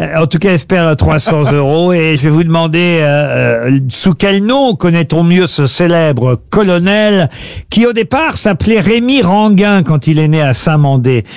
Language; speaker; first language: French; native; French